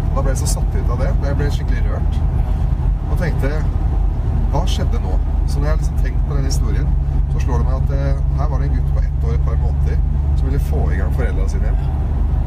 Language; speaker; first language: Norwegian; early bilingual, other home language; Arabic